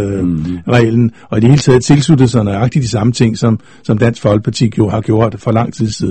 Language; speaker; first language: Danish; native; Danish